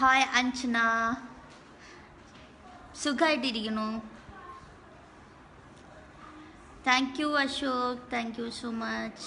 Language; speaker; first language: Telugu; non-native, local second language; Malayalam